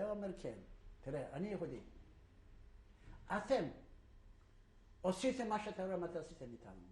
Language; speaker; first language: Hebrew; non-native, fluent; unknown